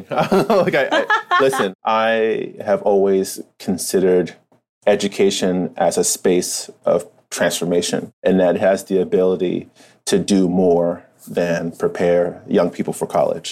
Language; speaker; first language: English; native; English